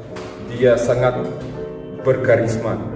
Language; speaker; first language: Indonesian; non-native, fluent; Russian